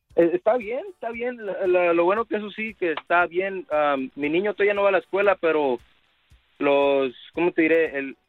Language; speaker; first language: Spanish; early bilingual, heritage; Spanish